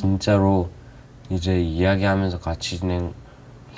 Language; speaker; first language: Korean; early bilingual, other home language; Urdu